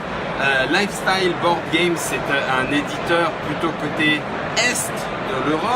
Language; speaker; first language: French; native; French